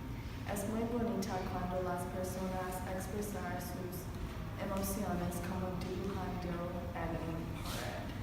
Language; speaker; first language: Spanish; non-native, learner; English